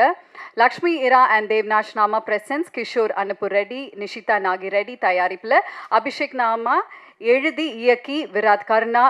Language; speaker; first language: Tamil; native; Tamil